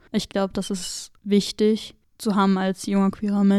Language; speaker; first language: German; native; German